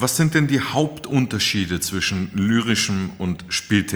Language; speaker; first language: German; native; German